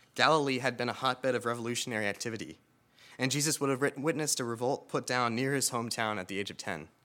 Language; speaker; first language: English; native; English